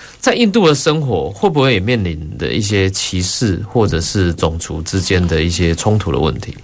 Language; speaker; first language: Chinese; native; Chinese